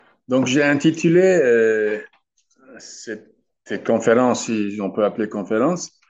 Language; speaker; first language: French; non-native, fluent; Turkish